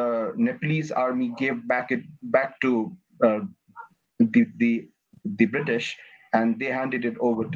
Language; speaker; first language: English; non-native, local second language; Nepali